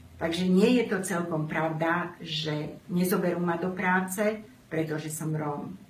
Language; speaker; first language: Slovak; non-native, local second language; Romany